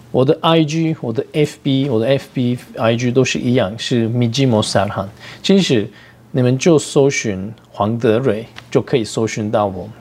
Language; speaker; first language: Chinese; non-native, fluent; Turkish